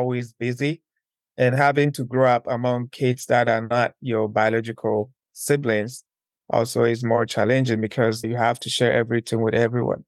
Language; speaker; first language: English; non-native, local second language; Akan